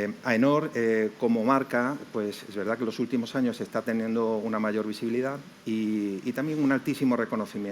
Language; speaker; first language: Spanish; native; Spanish